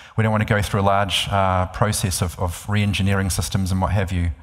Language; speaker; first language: English; native; English